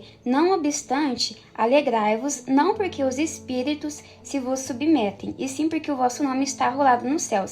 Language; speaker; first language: Portuguese; native; Portuguese